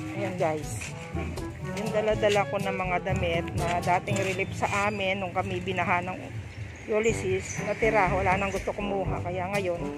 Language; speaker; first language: Filipino; native; Filipino